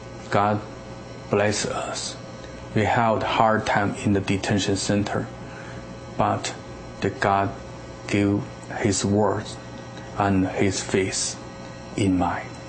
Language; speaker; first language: English; non-native, learner; Chinese